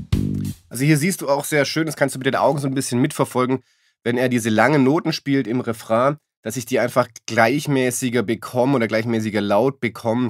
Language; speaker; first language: German; native; German